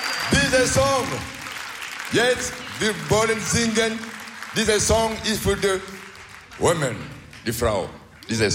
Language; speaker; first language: German; non-native, learner; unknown